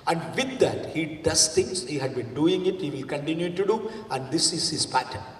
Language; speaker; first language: English; non-native, local second language; Malayalam